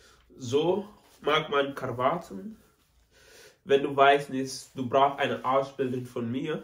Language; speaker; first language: German; non-native, learner; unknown